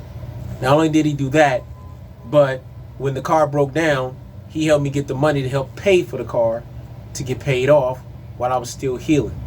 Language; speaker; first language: English; native; English